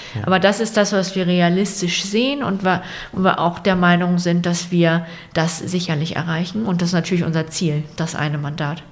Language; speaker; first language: German; native; German